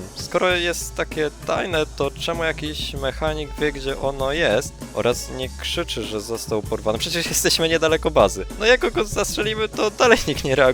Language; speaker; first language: Polish; native; Polish